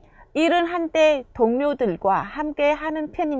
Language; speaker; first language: Korean; non-native, fluent; Vietnamese